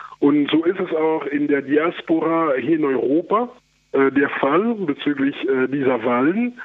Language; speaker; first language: German; non-native, fluent; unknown